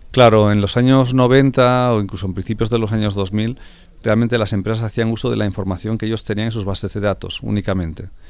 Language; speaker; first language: Spanish; native; Spanish